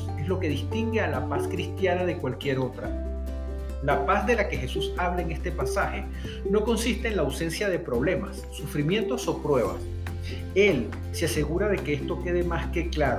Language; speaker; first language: Spanish; native; Spanish